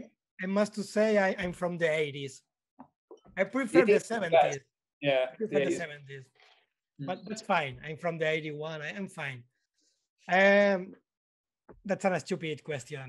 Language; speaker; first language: English; non-native, learner; Spanish